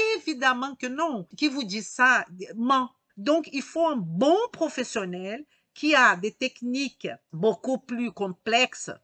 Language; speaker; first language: French; native; French